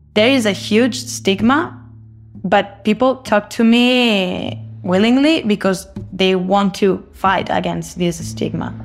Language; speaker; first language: English; non-native, fluent; Spanish